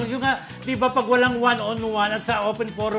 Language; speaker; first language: Filipino; native; Filipino